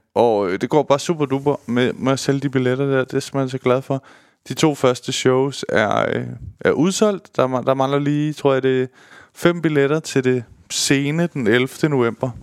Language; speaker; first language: Danish; early bilingual, other home language; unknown